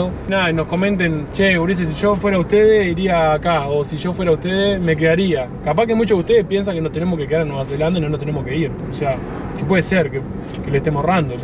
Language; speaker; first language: Spanish; native; Spanish